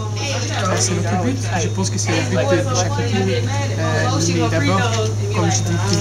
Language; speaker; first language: French; non-native, local second language; Dutch